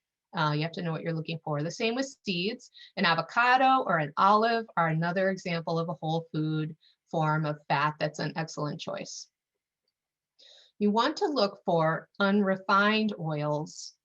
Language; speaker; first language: English; native; English